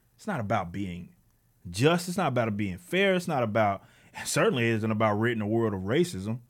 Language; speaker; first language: English; native; English